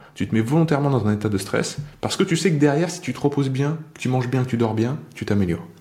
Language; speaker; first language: French; native; French